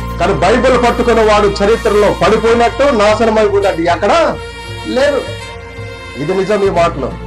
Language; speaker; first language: Telugu; non-native, local second language; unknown